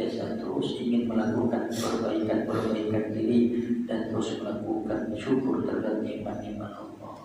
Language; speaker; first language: Indonesian; native; Indonesian